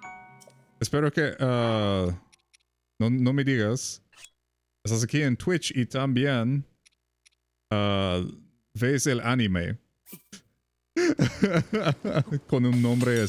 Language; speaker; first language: Spanish; non-native, fluent; English